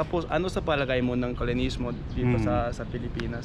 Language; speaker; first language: Filipino; non-native, fluent; English